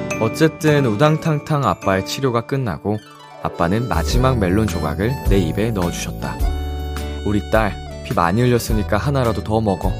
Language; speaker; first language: Korean; native; Korean